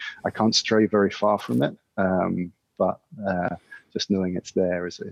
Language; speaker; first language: English; native; English